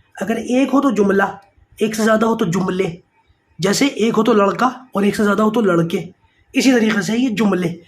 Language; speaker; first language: Urdu; native; Urdu